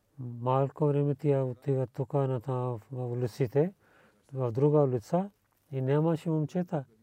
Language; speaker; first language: Bulgarian; non-native, learner; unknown